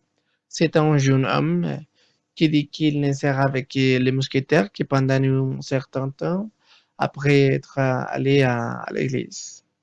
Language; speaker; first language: French; non-native, learner; Spanish